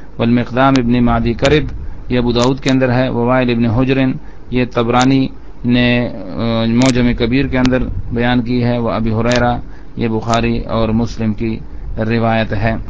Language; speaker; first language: Urdu; non-native, local second language; Pashto